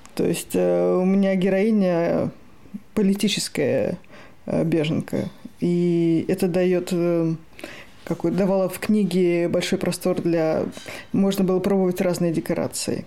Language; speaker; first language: Russian; native; Russian